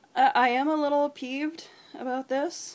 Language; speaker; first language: English; native; English